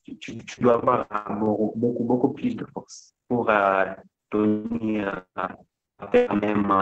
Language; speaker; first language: French; non-native, fluent; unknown